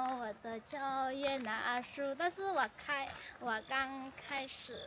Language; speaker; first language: Chinese; non-native, learner; Vietnamese